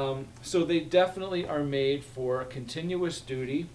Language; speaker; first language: English; native; English